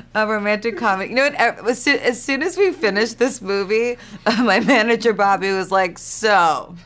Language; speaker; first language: English; native; English